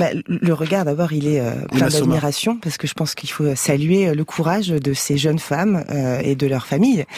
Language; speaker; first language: French; native; French